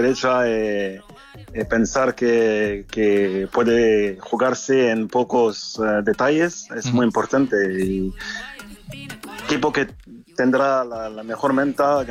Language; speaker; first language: Spanish; non-native, fluent; French